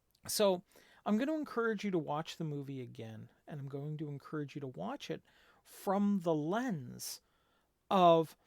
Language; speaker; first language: English; native; English